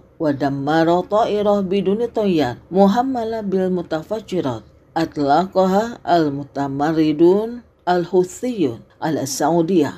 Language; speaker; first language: Arabic; non-native, fluent; Indonesian